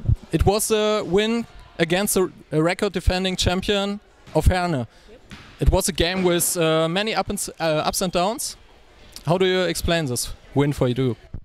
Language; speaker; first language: English; non-native, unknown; German